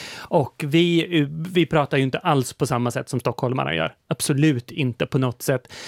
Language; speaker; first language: Swedish; native; Swedish